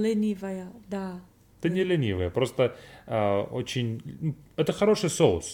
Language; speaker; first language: Russian; non-native, learner; English